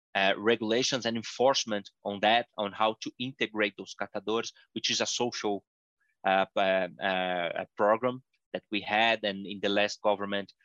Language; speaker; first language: English; non-native, fluent; Portuguese